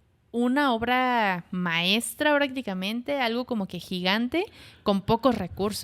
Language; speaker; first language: Spanish; native; Spanish